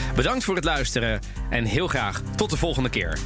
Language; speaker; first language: Dutch; early bilingual, other home language; Italian